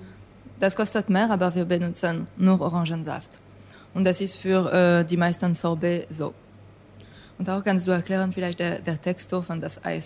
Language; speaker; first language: German; non-native, fluent; English